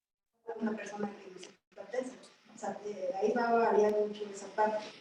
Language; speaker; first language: Spanish; native; Spanish